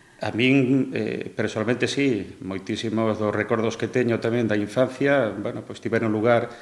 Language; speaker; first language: Galician; native; Galician